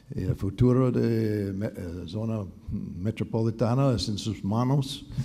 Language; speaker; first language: Spanish; non-native, learner; English